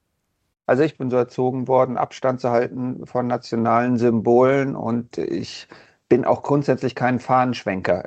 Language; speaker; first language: German; native; German